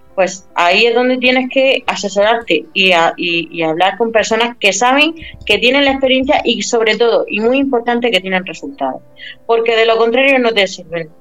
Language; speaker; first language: Spanish; native; Spanish